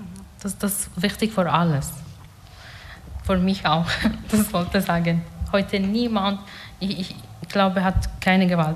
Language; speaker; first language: German; non-native, learner; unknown